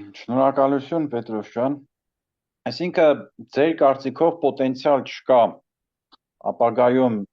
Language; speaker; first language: Armenian; native; Armenian